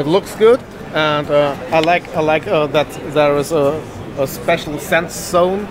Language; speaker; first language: English; non-native, learner; German